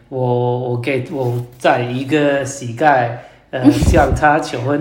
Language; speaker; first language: Chinese; non-native, learner; English